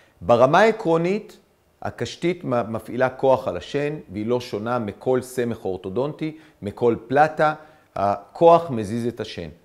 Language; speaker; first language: Hebrew; native; Hebrew